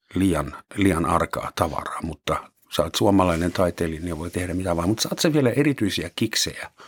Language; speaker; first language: Finnish; non-native, fluent; German